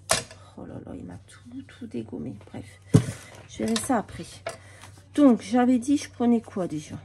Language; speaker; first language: French; native; French